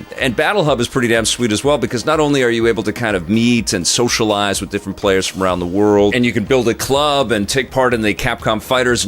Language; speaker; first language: English; native; English